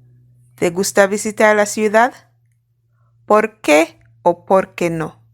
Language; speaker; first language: Spanish; non-native, fluent; English